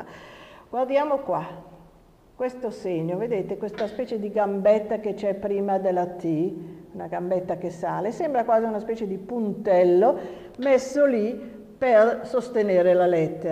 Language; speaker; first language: Italian; native; Italian